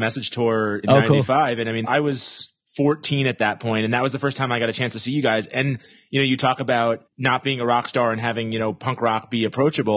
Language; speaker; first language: English; native; English